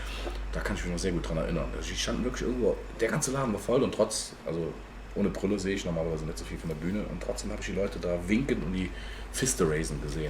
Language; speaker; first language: German; native; German